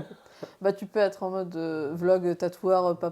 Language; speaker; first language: French; native; French